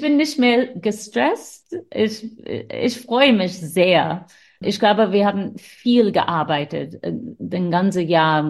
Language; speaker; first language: German; non-native, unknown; English